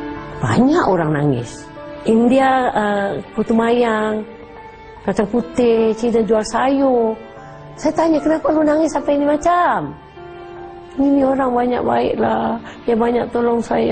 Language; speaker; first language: Malay; native; Malay